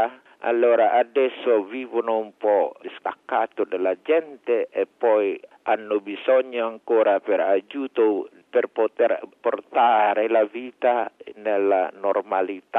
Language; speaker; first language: Italian; non-native, learner; Indonesian